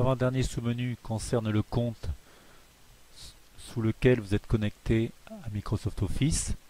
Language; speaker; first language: French; native; French